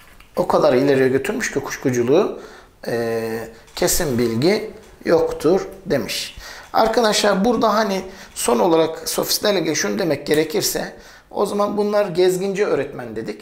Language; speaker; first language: Turkish; native; Turkish